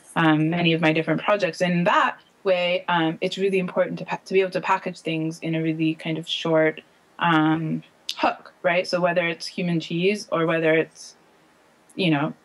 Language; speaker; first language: English; native; English